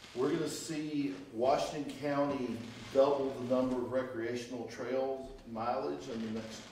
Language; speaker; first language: English; native; English